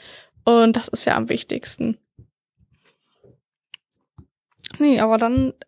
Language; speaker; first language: German; native; German